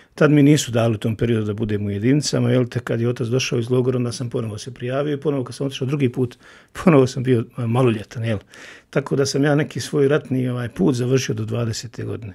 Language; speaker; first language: Bosnian; native; Bosnian